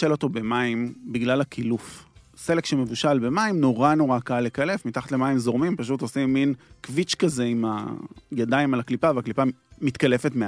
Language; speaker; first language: Hebrew; native; Hebrew